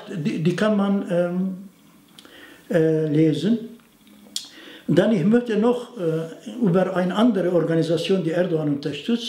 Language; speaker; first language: German; non-native, fluent; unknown